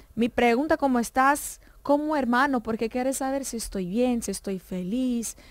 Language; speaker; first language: Spanish; non-native, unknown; Portuguese